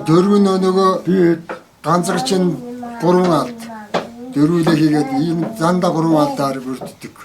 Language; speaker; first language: Mongolian; non-native, local second language; Tuvinian